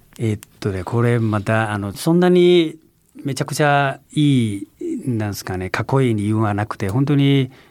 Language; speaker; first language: Japanese; non-native, fluent; Chinese